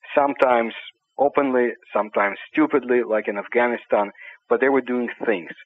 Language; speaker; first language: English; non-native, fluent; Ukrainian